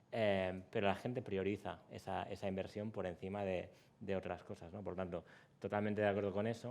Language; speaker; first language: Spanish; native; Spanish